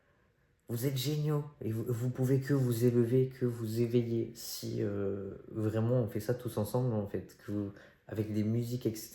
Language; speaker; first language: French; native; French